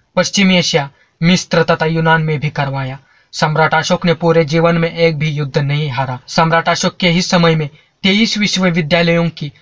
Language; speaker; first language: Hindi; non-native, local second language; Marathi